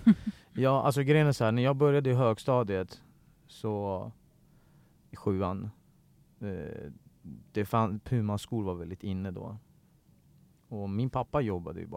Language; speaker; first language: Swedish; early bilingual, other home language; Persian